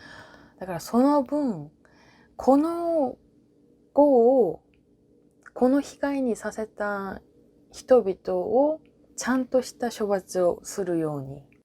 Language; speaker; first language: Japanese; non-native, fluent; Korean